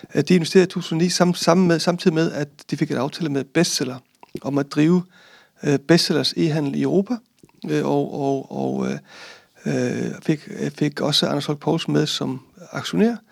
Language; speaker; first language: Danish; early bilingual, other home language; Icelandic